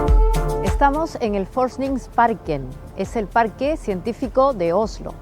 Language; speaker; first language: Spanish; native; Spanish